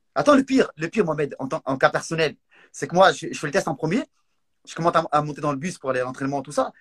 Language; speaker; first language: French; non-native, local second language; Arabic